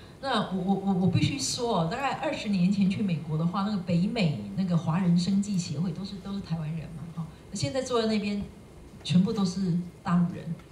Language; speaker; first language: Chinese; native; Chinese